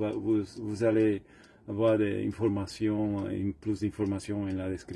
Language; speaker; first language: French; non-native, learner; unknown